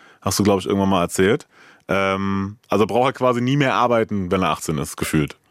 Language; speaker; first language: German; native; German